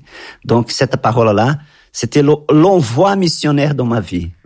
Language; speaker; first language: French; non-native, fluent; Italian